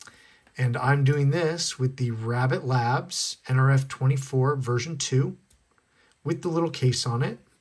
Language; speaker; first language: English; native; English